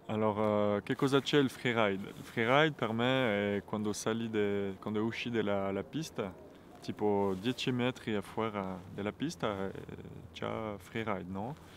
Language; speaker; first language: Italian; non-native, fluent; French